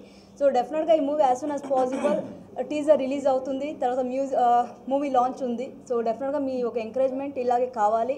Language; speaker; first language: Telugu; non-native, fluent; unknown